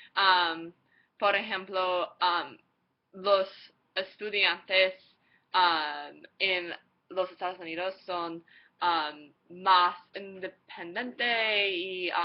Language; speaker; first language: Spanish; non-native, learner; English